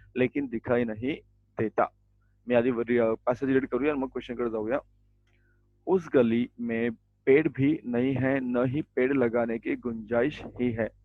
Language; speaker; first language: Hindi; non-native, local second language; Marathi